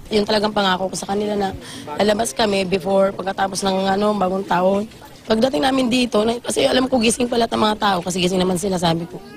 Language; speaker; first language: Filipino; native; Filipino